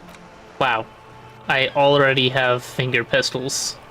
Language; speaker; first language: English; native; English